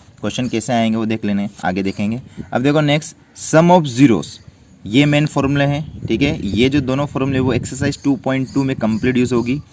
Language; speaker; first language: Hindi; native; Hindi